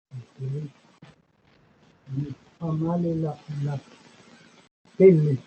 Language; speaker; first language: Italian; non-native, learner; Spanish